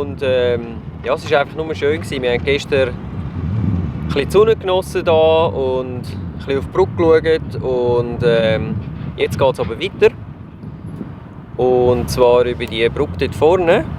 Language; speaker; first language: German; native; German